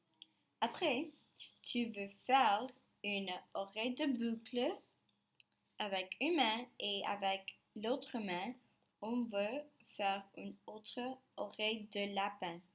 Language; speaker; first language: French; non-native, learner; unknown